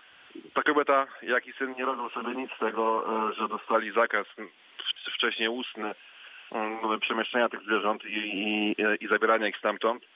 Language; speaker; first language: Polish; native; Polish